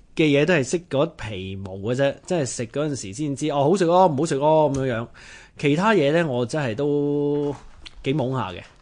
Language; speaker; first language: Cantonese; native; Cantonese